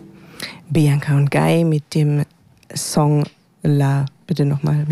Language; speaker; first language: German; native; German